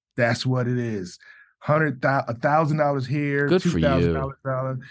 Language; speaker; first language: English; native; English